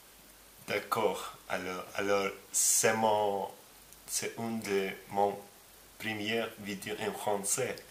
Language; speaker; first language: French; non-native, learner; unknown